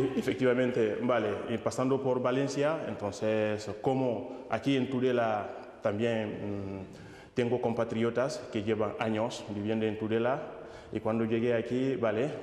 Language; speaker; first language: Spanish; non-native, fluent; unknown